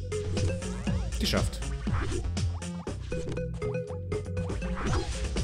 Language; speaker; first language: German; native; German